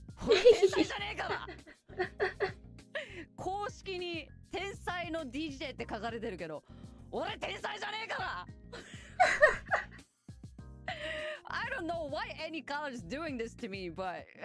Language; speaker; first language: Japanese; early bilingual, heritage; Japanese